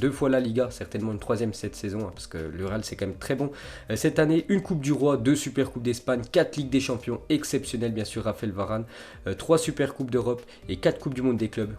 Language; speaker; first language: French; native; French